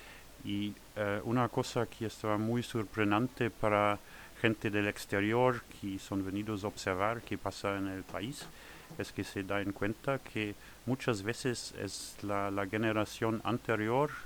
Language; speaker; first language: Spanish; non-native, learner; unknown